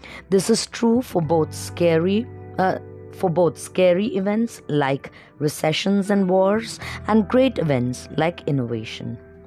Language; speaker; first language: English; non-native, local second language; Marathi